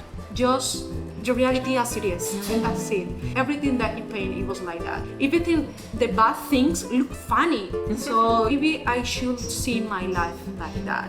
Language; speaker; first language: English; non-native, fluent; Spanish